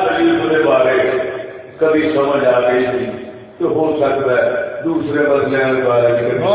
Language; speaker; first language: Urdu; non-native, local second language; Punjabi